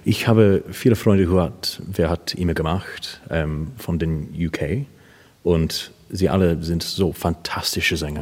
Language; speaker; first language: German; non-native, learner; English